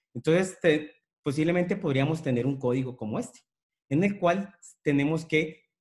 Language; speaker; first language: Spanish; native; Spanish